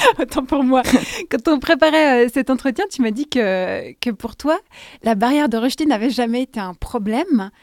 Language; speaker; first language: French; native; French